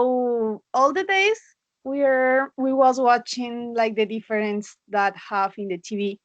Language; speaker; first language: English; non-native, learner; Spanish